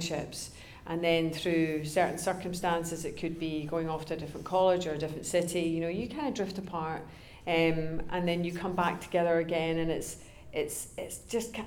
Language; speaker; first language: English; native; English